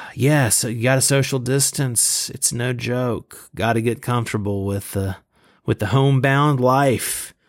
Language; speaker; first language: English; native; English